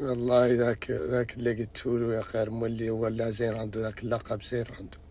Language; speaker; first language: Arabic; native; Arabic